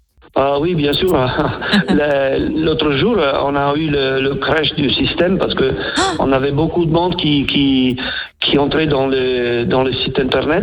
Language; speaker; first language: French; non-native, fluent; Italian